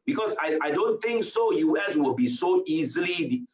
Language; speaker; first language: English; non-native, local second language; Chinese